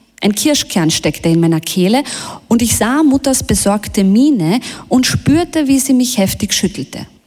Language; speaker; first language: German; early bilingual, other home language; Bosnian